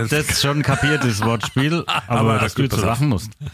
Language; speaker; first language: German; native; German